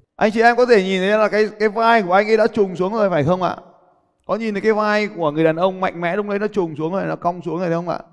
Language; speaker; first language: Vietnamese; native; Vietnamese